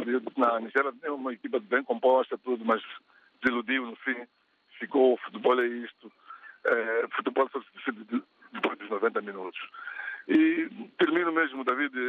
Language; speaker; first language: Portuguese; non-native, local second language; Tsonga